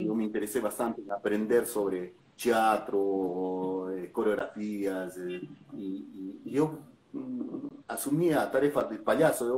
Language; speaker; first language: Portuguese; non-native, learner; Spanish